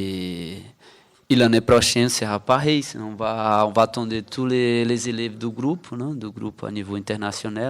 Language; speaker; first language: French; non-native, fluent; Portuguese